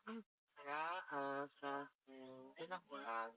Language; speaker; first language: Indonesian; non-native, learner; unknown